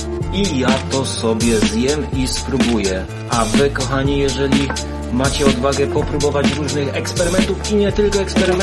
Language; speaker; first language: Polish; native; Polish